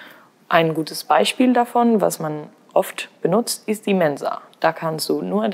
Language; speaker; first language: German; non-native, fluent; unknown